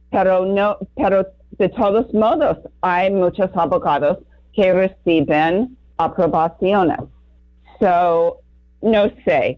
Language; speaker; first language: Spanish; non-native, learner; English